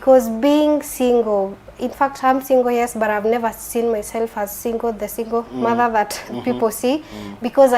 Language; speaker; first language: English; non-native, local second language; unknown